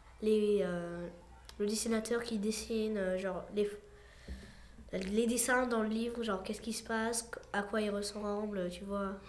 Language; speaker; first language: French; early bilingual, heritage; French